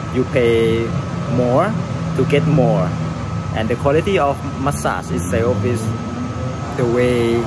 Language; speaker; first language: English; non-native, fluent; Thai